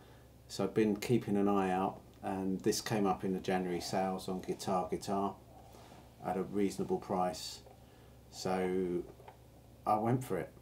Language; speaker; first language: English; native; English